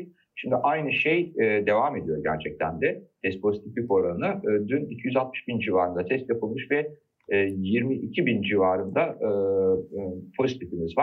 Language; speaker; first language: Turkish; native; Turkish